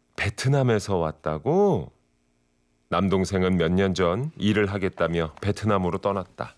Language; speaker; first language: Korean; native; Korean